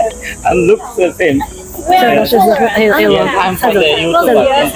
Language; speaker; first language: English; non-native, learner; Hindi